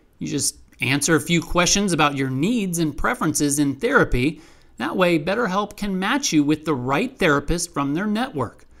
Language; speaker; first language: English; native; English